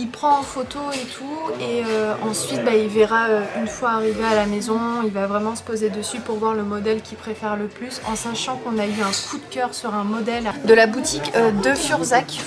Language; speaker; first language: French; native; French